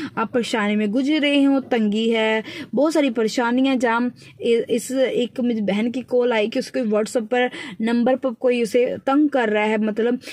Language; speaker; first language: Hindi; non-native, local second language; Punjabi